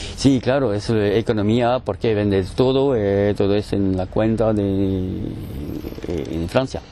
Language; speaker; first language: Spanish; non-native, learner; French